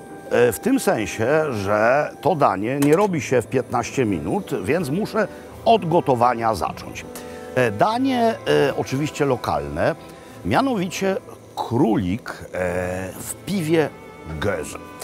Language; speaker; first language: Polish; native; Polish